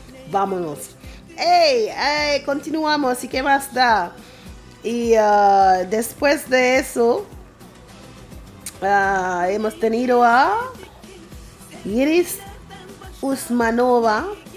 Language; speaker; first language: Spanish; non-native, fluent; English